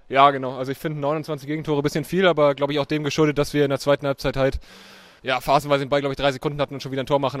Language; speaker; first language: German; native; German